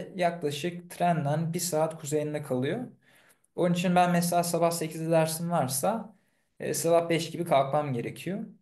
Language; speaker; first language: Turkish; early bilingual, heritage; Turkish